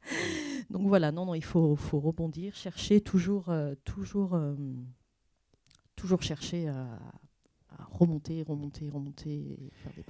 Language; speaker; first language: French; native; French